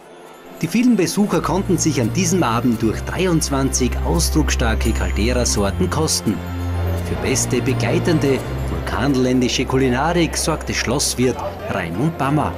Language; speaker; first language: German; native; German